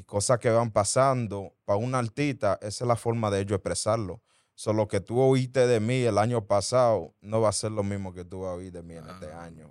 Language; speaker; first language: Spanish; early bilingual, heritage; Spanish